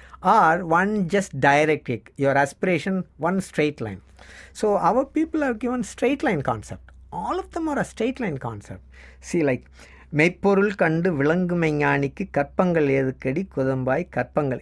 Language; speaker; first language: English; non-native, local second language; Tamil